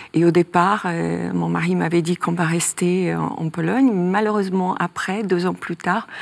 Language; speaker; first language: French; non-native, fluent; Polish